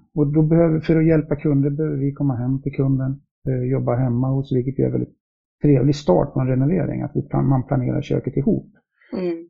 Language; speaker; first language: Swedish; native; Swedish